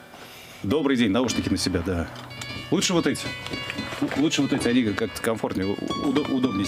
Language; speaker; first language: Russian; native; Russian